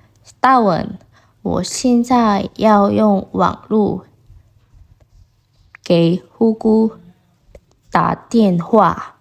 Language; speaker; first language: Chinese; non-native, fluent; Indonesian